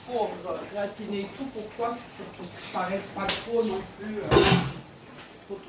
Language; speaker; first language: French; non-native, fluent; Portuguese